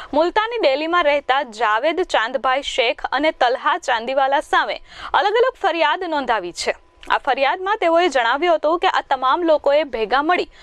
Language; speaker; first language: Gujarati; native; Gujarati